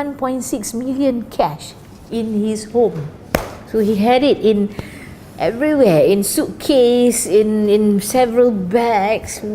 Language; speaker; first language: English; non-native, fluent; Malay